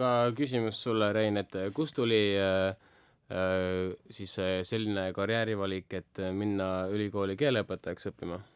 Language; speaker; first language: Estonian; native; Estonian